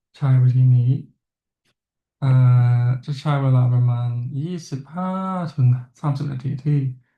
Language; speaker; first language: Thai; non-native, learner; English